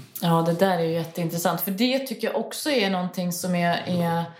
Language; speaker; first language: Swedish; native; Swedish